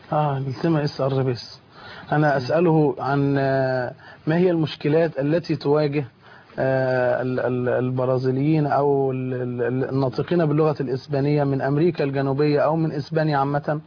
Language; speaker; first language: Portuguese; non-native, learner; Arabic